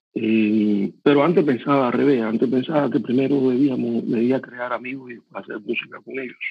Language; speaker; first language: Spanish; native; Spanish